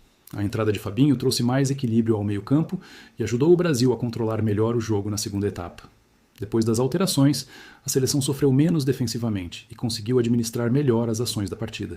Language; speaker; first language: Portuguese; native; Portuguese